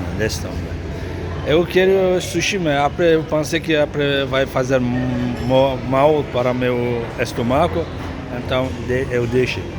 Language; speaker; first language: Portuguese; non-native, learner; Turkish